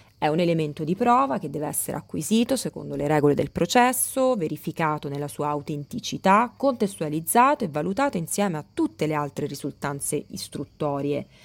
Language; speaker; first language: Italian; native; Italian